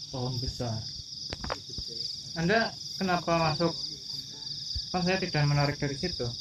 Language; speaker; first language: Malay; non-native, local second language; Javanese